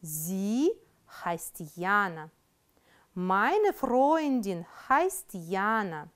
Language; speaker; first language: German; non-native, fluent; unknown